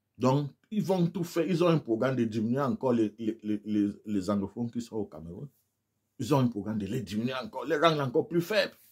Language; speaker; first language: French; non-native, local second language; English